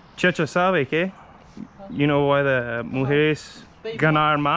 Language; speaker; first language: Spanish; non-native, learner; English